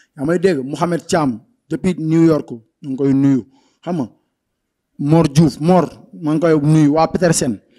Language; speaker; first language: Wolof; non-native, local second language; Bambara